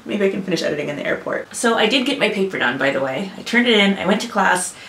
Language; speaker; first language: English; native; English